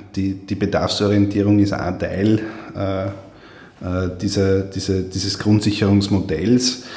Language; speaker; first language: German; native; German